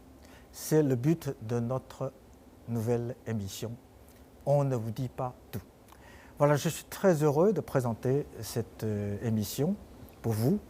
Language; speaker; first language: French; non-native, fluent; Chinese